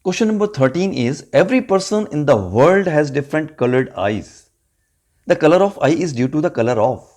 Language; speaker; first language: English; non-native, local second language; Punjabi